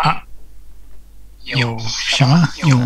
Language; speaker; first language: Chinese; non-native, learner; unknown